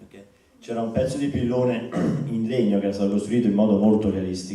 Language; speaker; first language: Italian; native; Italian